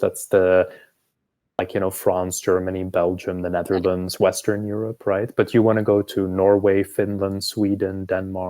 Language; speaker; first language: English; non-native, fluent; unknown